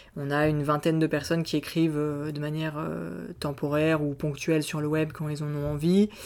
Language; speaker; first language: French; native; French